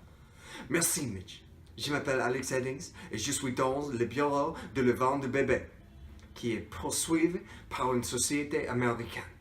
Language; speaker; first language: French; non-native, learner; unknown